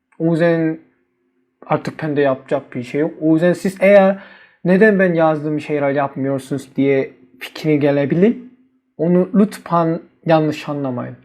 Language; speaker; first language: Turkish; non-native, learner; Korean